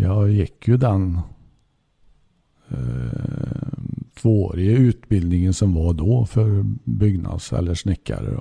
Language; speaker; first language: Swedish; native; Swedish